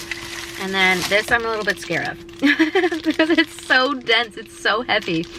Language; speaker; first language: English; native; English